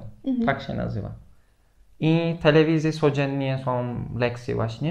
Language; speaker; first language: Polish; non-native, fluent; Turkish